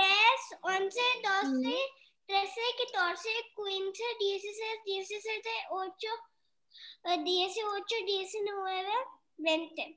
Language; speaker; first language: Spanish; non-native, learner; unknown